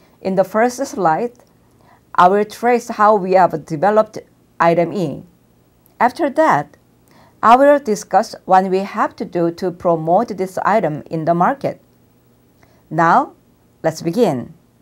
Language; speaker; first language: English; non-native, fluent; Korean